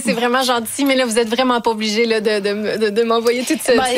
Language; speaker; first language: French; native; French